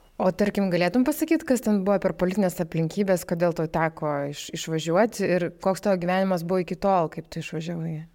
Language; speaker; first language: Lithuanian; native; Lithuanian